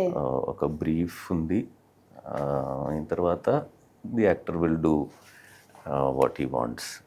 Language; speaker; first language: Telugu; non-native, learner; Malayalam